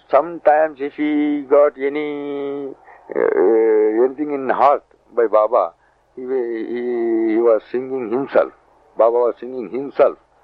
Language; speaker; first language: English; non-native, local second language; Marathi